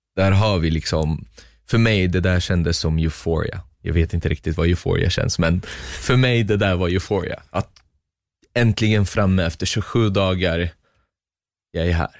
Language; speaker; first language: Swedish; non-native, fluent; Arabic